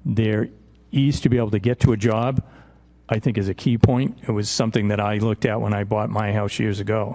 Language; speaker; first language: English; native; English